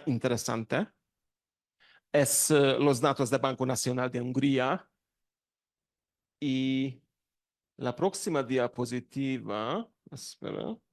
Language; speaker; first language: Spanish; non-native, learner; Hungarian